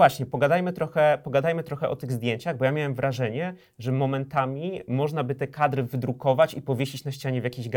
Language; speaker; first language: Polish; native; Polish